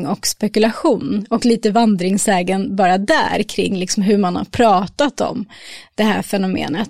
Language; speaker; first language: Swedish; native; Swedish